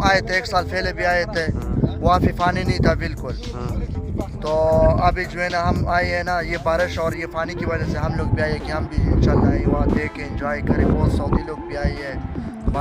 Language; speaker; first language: Hindi; non-native, local second language; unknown